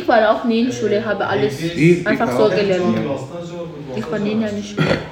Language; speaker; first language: German; non-native, learner; Romany